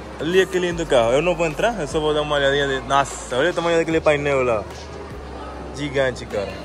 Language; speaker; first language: Portuguese; non-native, fluent; Spanish